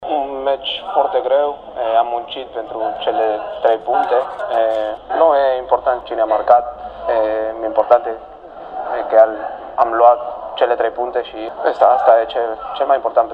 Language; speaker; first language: Romanian; non-native, learner; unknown